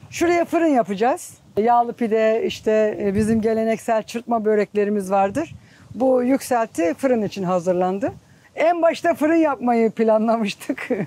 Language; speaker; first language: Turkish; native; Turkish